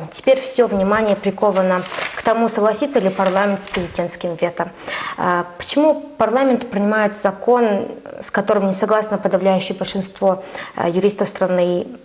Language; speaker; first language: Russian; non-native, fluent; Mongolian